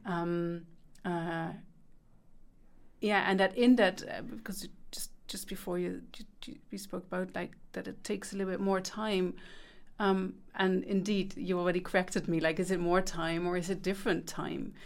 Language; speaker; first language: English; non-native, fluent; Dutch